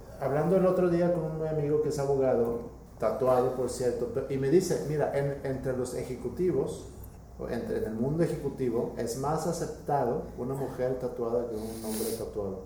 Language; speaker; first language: Spanish; non-native, fluent; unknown